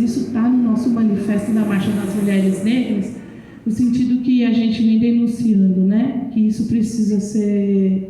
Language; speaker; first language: Portuguese; native; Portuguese